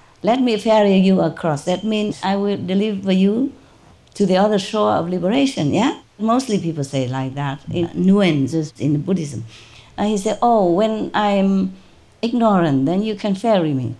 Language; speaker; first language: English; non-native, fluent; Vietnamese